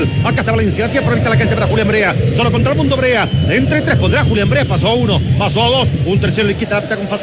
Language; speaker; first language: Spanish; native; Spanish